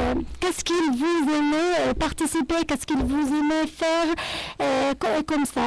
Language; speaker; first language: French; non-native, fluent; Arabic